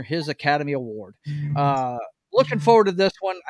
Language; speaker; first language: English; native; English